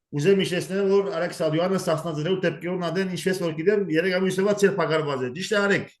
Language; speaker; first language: Armenian; early bilingual, heritage; Armenian